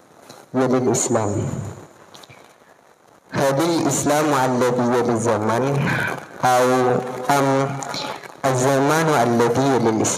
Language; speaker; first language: Arabic; non-native, learner; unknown